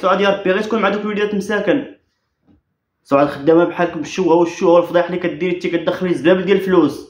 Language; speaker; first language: Arabic; native; Arabic